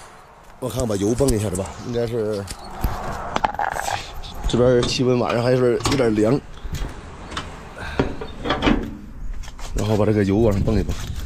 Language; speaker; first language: Chinese; native; Chinese